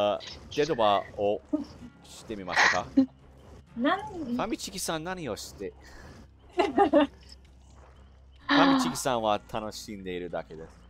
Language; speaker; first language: Japanese; non-native, learner; English